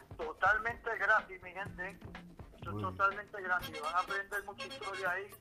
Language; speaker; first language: Spanish; early bilingual, heritage; Spanish